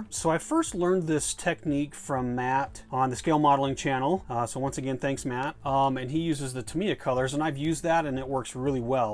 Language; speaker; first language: English; native; English